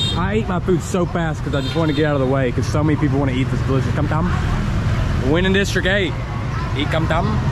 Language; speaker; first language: English; native; English